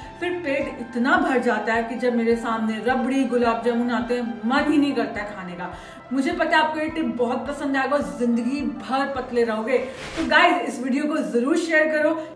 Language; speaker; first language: Hindi; native; Hindi